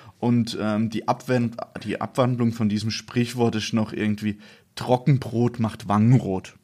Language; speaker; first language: German; native; German